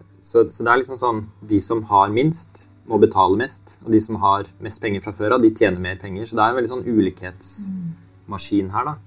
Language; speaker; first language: Norwegian; native; Norwegian